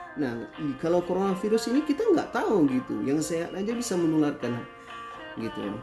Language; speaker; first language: Indonesian; native; Indonesian